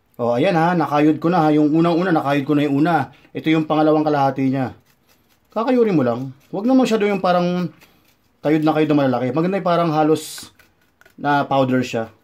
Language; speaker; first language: Filipino; non-native, local second language; Cebuano